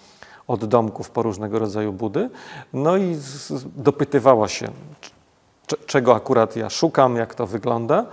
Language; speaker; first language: Polish; native; Polish